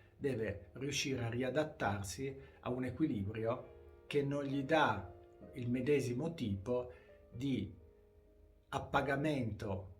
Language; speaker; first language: Italian; native; Italian